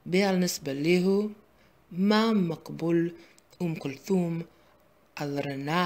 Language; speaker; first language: Arabic; non-native, learner; English